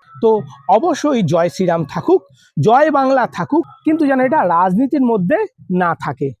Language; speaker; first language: Bangla; native; Bangla